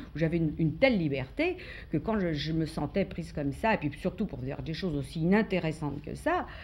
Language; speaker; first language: French; native; French